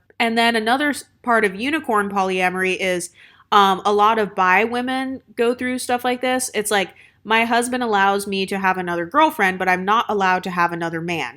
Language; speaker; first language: English; native; English